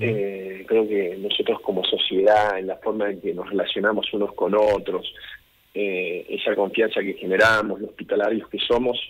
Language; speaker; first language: Spanish; native; Spanish